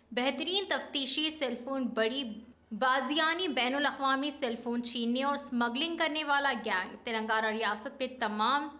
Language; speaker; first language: Urdu; native; Urdu